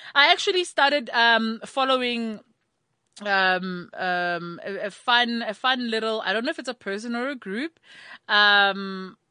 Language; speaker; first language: English; non-native, local second language; Tswana